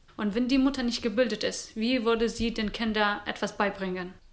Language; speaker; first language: German; non-native, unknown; Persian